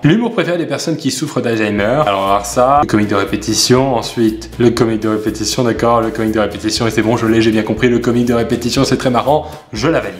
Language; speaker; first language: French; native; French